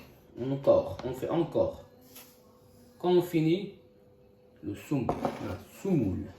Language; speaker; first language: French; non-native, local second language; Arabic